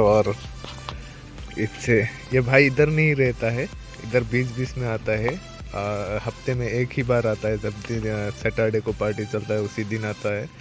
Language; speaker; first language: Hindi; non-native, local second language; Assamese